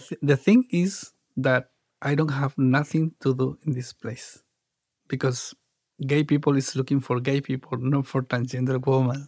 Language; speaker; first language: English; non-native, learner; Spanish